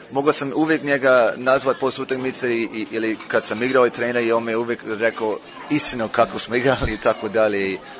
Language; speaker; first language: Croatian; early bilingual, heritage; Croatian